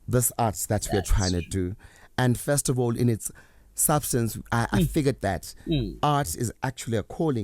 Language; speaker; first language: English; non-native, local second language; Zulu